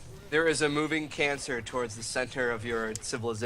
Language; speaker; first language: English; native; English